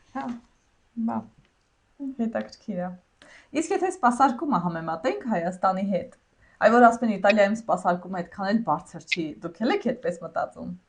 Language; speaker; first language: Armenian; native; Armenian